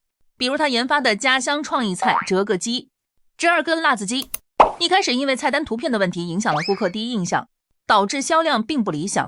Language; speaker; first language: Chinese; native; Chinese